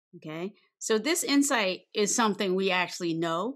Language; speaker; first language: English; native; English